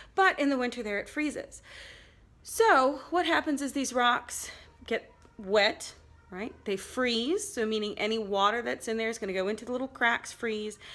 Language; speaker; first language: English; native; English